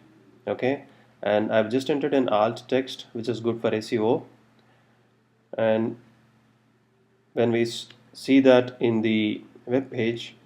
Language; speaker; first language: English; non-native, local second language; Telugu